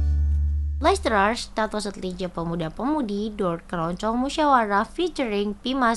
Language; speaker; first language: Dutch; non-native, fluent; Indonesian